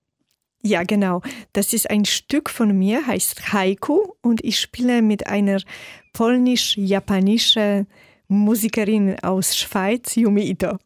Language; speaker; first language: German; non-native, fluent; Polish